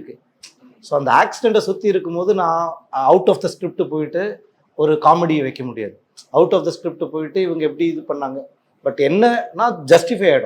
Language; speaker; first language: Tamil; native; Tamil